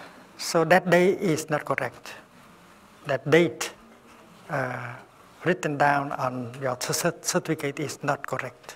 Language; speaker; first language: English; non-native, fluent; Vietnamese